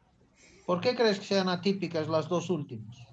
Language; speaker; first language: Spanish; native; Spanish